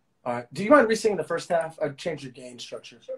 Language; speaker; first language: English; native; English